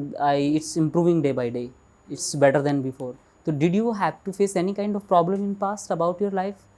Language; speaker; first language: English; non-native, local second language; Hindi